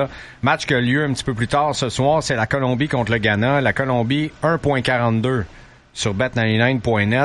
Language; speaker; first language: French; native; French